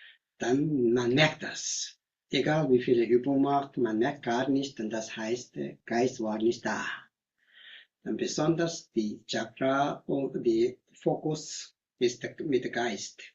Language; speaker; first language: German; non-native, learner; Tibetan